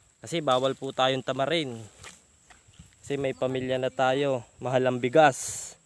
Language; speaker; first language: Filipino; native; Filipino